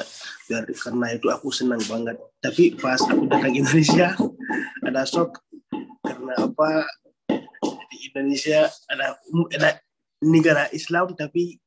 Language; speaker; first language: Indonesian; non-native, learner; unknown